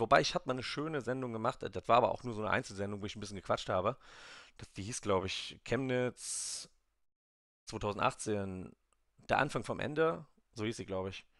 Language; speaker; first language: German; native; German